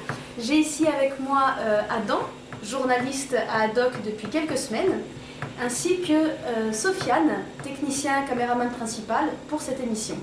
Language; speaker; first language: French; native; French